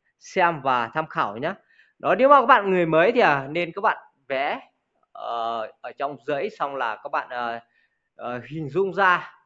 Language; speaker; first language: Vietnamese; native; Vietnamese